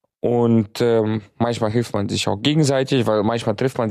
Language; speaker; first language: German; native; German